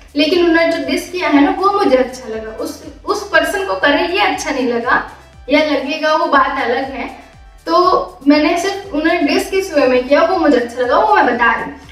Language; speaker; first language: Hindi; non-native, local second language; Marathi